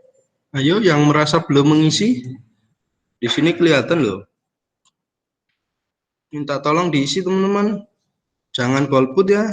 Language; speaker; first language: Indonesian; native; Indonesian